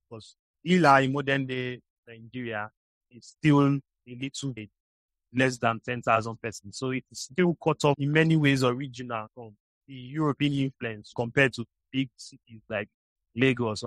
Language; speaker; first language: English; non-native, local second language; Igbo